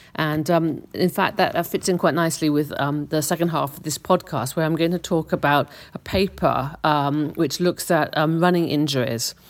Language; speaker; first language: English; native; English